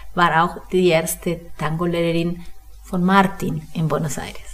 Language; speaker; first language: German; non-native, fluent; Spanish